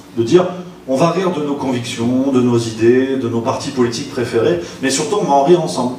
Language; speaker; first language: French; native; French